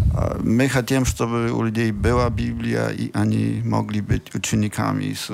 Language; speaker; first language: Russian; non-native, learner; Polish